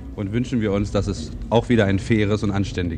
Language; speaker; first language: German; native; German